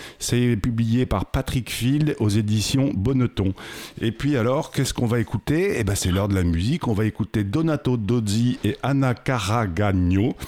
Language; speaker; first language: French; native; French